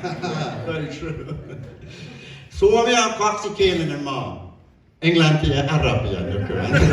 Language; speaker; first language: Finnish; non-native, fluent; English